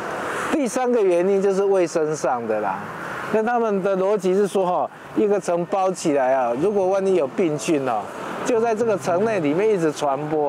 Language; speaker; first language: Chinese; native; Chinese